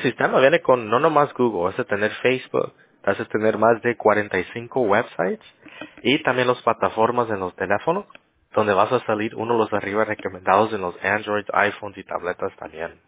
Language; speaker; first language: Spanish; early bilingual, heritage; English